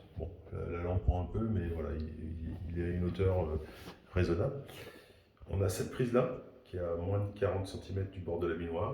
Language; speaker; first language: French; native; French